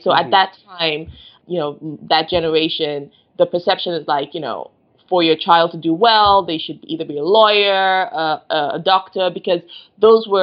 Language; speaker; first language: English; non-native, local second language; Yoruba